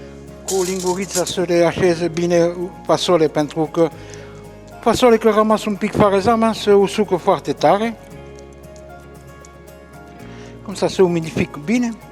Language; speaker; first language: Romanian; non-native, fluent; French